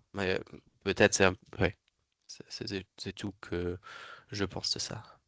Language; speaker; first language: French; non-native, fluent; German